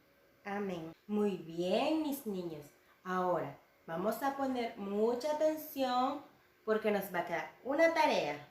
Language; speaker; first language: Spanish; native; Spanish